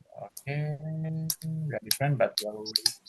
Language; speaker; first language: English; non-native, fluent; Indonesian